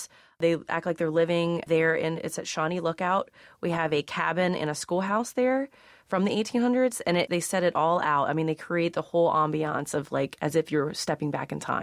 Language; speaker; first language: English; native; English